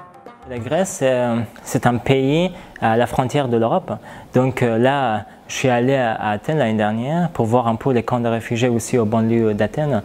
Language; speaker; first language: French; non-native, learner; Persian